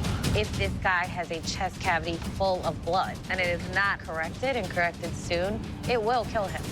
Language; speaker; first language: English; native; English